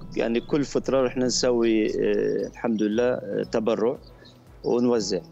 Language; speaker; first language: Arabic; non-native, fluent; Turkish